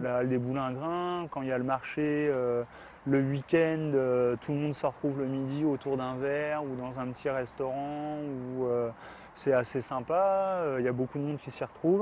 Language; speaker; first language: French; native; French